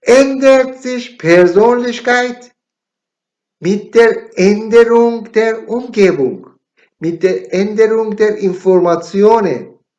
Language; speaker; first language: German; non-native, learner; Persian